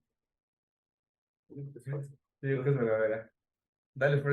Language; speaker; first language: Spanish; native; Spanish